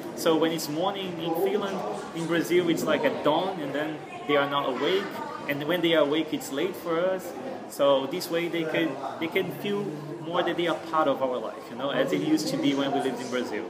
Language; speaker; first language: English; non-native, fluent; Portuguese